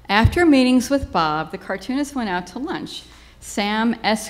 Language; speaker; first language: English; native; English